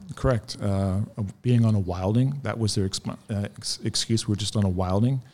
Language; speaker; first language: English; native; English